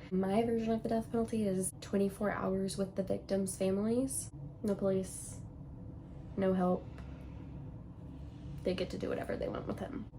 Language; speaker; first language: English; native; English